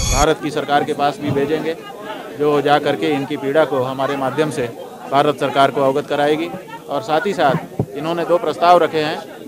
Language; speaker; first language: Hindi; native; Hindi